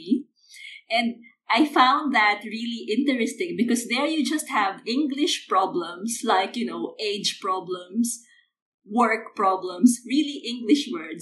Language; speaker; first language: English; non-native, local second language; Filipino